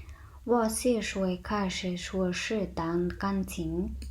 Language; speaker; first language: Chinese; non-native, fluent; Mongolian